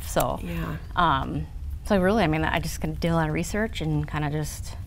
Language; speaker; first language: English; native; English